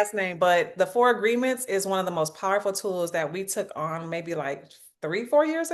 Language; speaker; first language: English; native; English